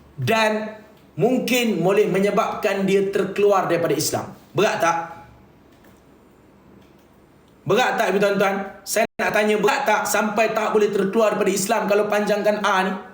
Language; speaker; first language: Malay; native; Malay